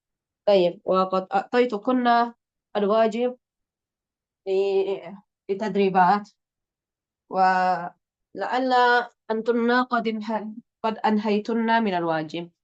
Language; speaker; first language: Arabic; non-native, fluent; Indonesian